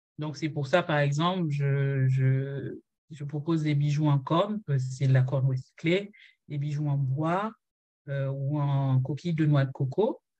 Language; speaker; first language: French; non-native, local second language; Haitian Creole